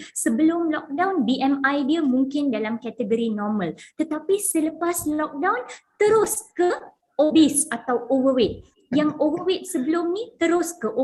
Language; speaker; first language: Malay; non-native, local second language; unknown